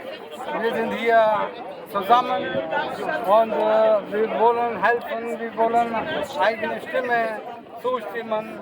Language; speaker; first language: German; non-native, learner; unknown